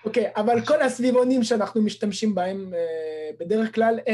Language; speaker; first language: Hebrew; non-native, fluent; French